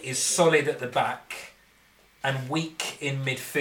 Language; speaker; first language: English; native; English